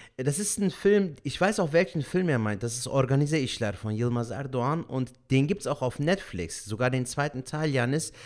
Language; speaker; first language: German; early bilingual, other home language; Turkish